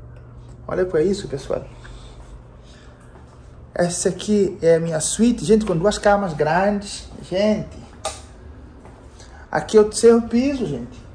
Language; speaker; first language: Portuguese; non-native, learner; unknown